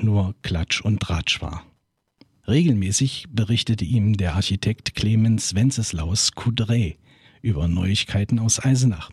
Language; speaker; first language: German; native; German